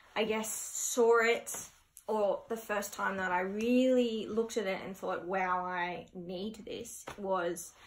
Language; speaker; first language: English; native; English